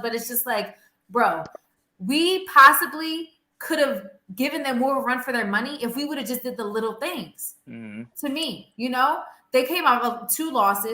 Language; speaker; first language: English; native; English